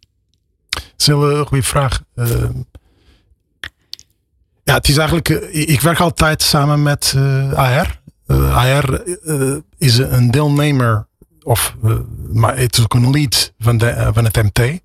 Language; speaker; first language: Dutch; non-native, fluent; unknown